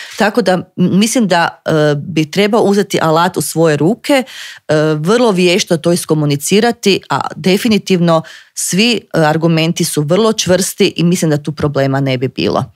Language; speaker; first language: Croatian; native; Croatian